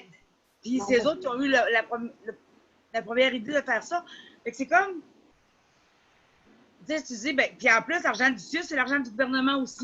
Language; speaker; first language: French; native; French